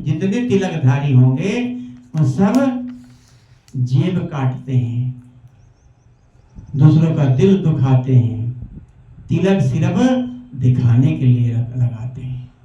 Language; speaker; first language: Hindi; native; Hindi